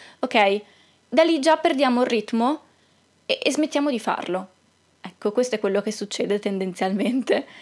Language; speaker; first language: Italian; native; Italian